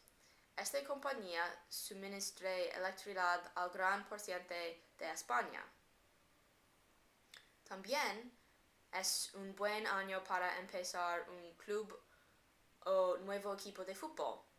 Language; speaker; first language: Spanish; non-native, learner; English